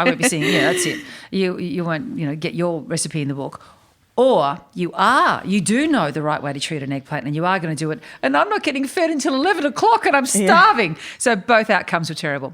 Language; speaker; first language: English; native; English